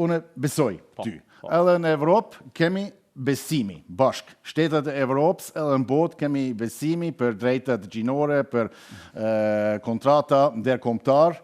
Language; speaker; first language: Albanian; non-native, fluent; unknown